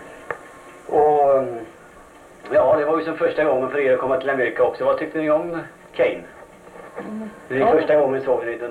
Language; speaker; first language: Swedish; native; Swedish